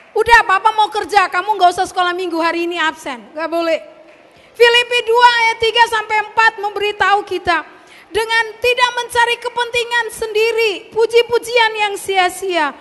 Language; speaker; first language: Indonesian; native; Indonesian